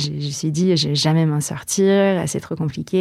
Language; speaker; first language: French; non-native, fluent; Filipino